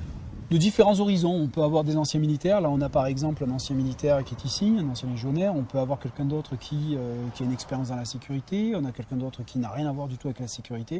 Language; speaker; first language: French; native; French